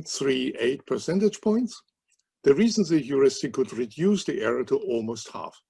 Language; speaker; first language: English; non-native, fluent; German